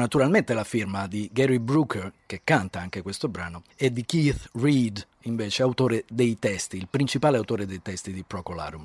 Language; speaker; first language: Italian; native; Italian